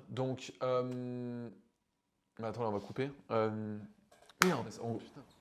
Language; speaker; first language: French; native; French